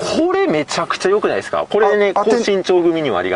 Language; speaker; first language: Japanese; native; Japanese